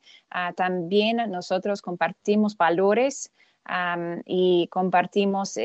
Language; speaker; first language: Spanish; non-native, fluent; English